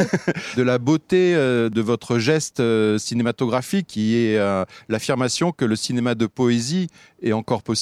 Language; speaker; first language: French; native; French